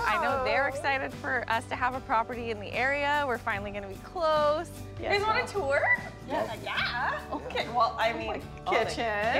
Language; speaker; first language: English; native; English